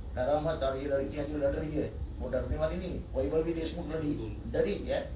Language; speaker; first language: Hindi; non-native, local second language; Marathi